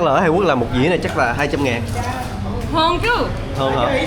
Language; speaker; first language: Vietnamese; non-native, fluent; Korean